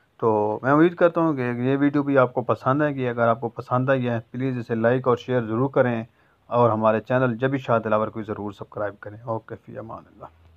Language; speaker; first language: Urdu; non-native, local second language; Punjabi